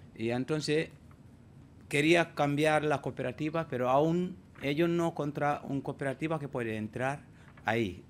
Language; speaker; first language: Spanish; non-native, learner; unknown